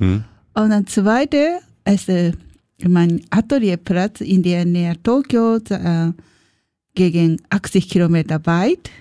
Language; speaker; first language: German; non-native, learner; Japanese